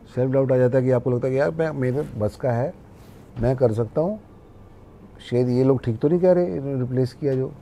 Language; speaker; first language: Hindi; native; Hindi